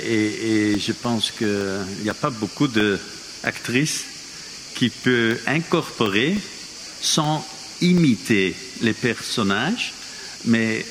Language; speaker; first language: French; non-native, fluent; Dutch